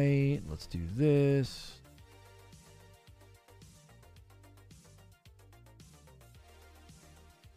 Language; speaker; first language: English; native; English